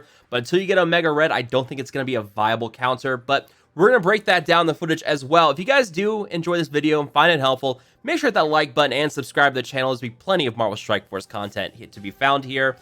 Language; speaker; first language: English; native; English